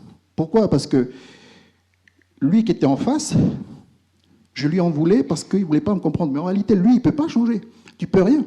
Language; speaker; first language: French; native; French